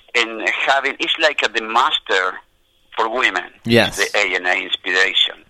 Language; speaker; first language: English; non-native, fluent; Spanish